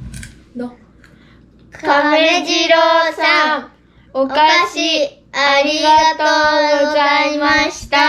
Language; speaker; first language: Japanese; early bilingual, other home language; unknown